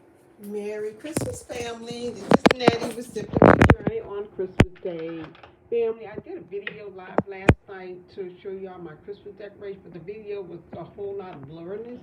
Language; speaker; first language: English; native; English